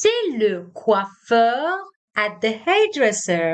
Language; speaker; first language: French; non-native, fluent; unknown